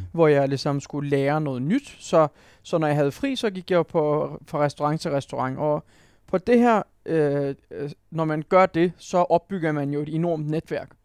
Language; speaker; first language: Danish; non-native, fluent; Turkish